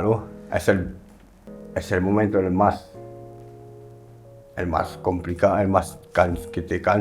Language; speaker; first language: Spanish; non-native, learner; French